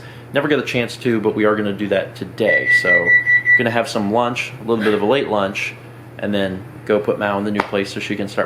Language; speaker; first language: English; native; English